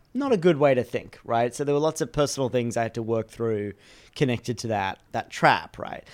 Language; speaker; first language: English; native; English